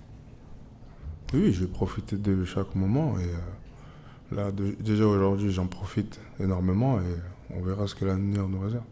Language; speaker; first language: French; native; French